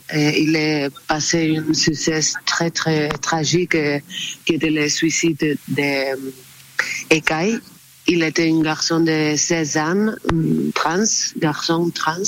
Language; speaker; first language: French; non-native, learner; Spanish